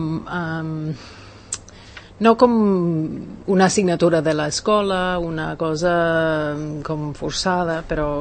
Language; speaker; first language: Catalan; non-native, fluent; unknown